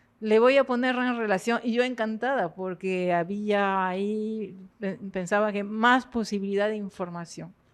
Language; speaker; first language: Spanish; non-native, fluent; French